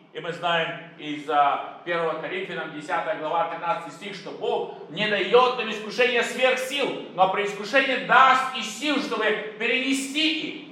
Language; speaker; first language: Russian; native; Russian